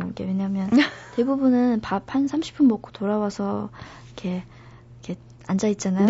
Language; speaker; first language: Korean; non-native, fluent; Chinese